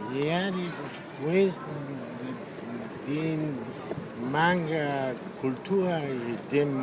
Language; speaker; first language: Danish; non-native, learner; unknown